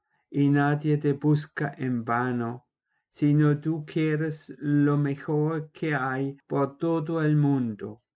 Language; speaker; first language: Spanish; non-native, fluent; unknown